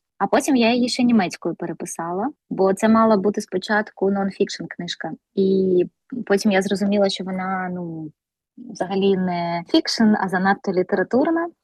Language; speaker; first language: Ukrainian; non-native, local second language; Russian